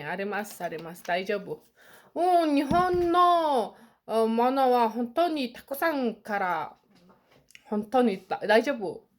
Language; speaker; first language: Japanese; non-native, learner; Mongolian